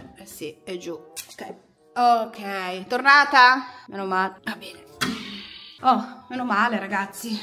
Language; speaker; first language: Italian; native; Italian